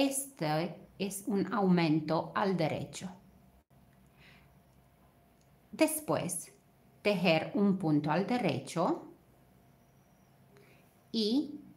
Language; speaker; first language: Spanish; non-native, fluent; Romanian